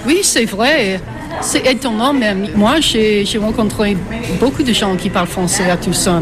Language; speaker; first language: French; non-native, fluent; English